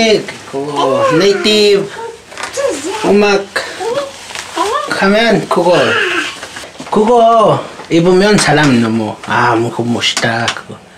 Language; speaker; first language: Korean; non-native, learner; Spanish